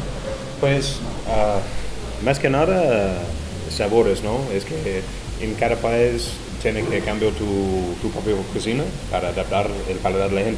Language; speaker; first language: Spanish; non-native, fluent; English